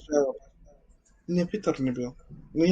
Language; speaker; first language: Russian; non-native, learner; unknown